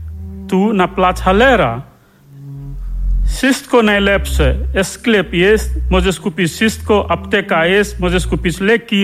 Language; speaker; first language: Polish; non-native, learner; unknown